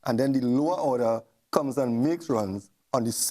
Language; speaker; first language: English; native; English